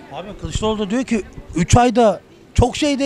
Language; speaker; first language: Turkish; native; Turkish